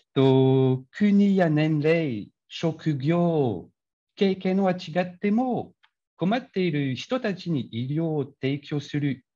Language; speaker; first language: Japanese; non-native, learner; French